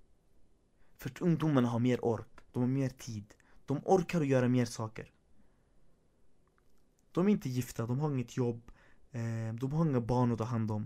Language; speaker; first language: Swedish; early bilingual, other home language; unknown